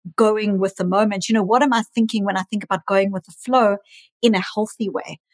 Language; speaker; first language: English; native; English